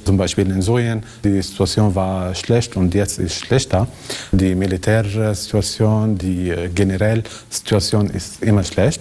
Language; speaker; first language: German; non-native, learner; Arabic